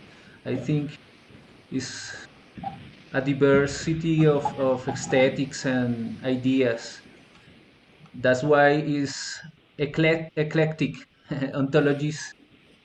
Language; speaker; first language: English; non-native, fluent; Spanish